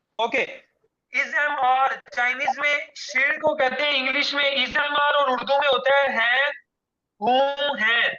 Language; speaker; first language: Urdu; non-native, local second language; Punjabi